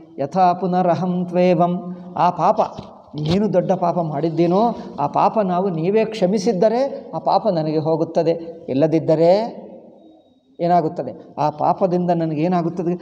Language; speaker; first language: Kannada; non-native, fluent; Telugu